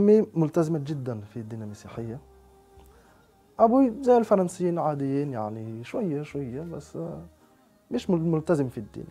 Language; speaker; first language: Arabic; non-native, fluent; French